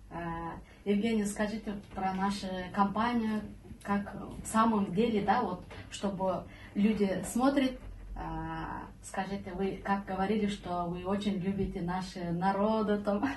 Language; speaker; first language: Russian; non-native, local second language; Kyrgyz